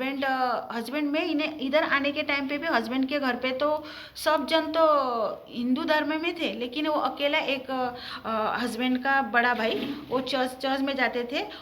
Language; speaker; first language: Hindi; early bilingual, heritage; Hindi